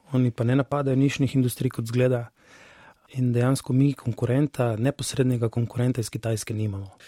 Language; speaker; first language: Slovenian; native; Slovenian